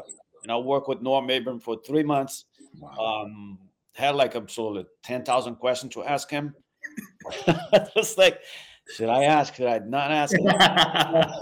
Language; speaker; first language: English; non-native, fluent; Portuguese